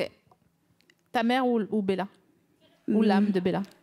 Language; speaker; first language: French; native; French